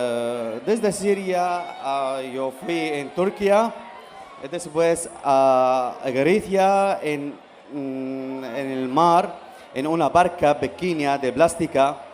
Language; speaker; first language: Spanish; non-native, learner; Arabic